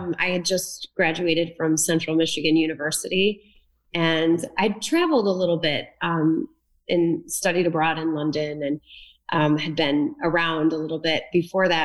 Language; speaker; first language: English; native; English